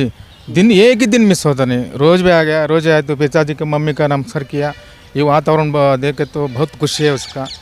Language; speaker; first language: Hindi; non-native, local second language; Kannada